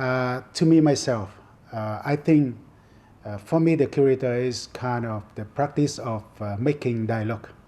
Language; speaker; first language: English; non-native, fluent; Vietnamese